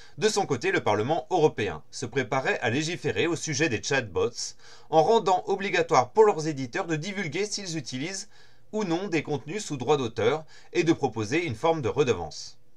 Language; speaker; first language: French; native; French